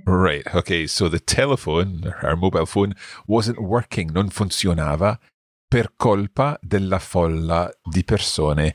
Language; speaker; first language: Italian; non-native, fluent; English